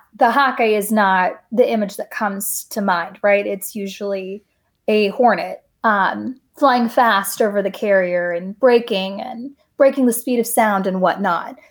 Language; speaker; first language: English; native; English